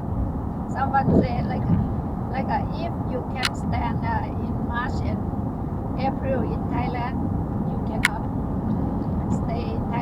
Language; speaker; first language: English; non-native, learner; Thai